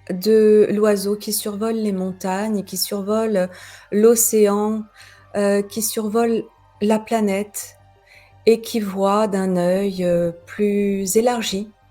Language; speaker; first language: French; native; French